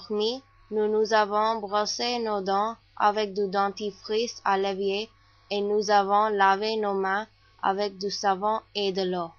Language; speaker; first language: French; non-native, learner; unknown